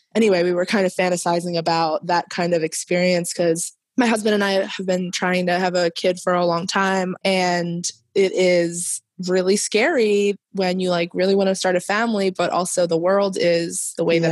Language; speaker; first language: English; early bilingual, other home language; Spanish